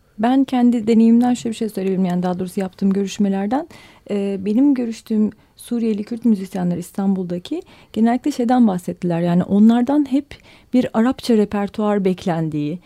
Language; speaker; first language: Turkish; native; Turkish